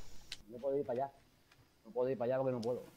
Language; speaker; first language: Spanish; native; Spanish